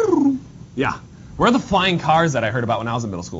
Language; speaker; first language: English; native; English